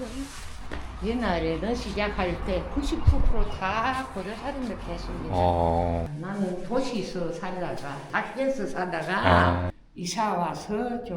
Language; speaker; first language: Korean; early bilingual, heritage; Korean